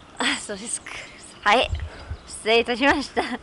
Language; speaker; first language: Japanese; non-native, fluent; English